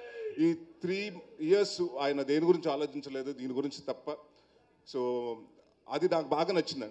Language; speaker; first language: Telugu; native; Telugu